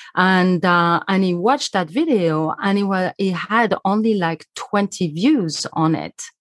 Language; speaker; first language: English; non-native, fluent; French